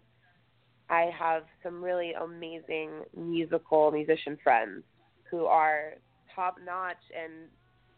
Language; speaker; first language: English; native; English